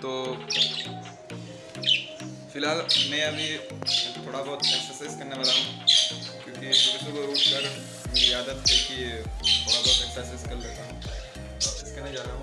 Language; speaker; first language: Hindi; non-native, local second language; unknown